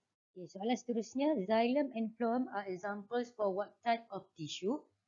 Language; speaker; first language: English; non-native, local second language; Malay